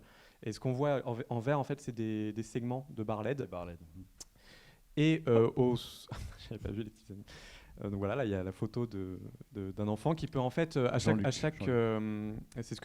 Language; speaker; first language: French; native; French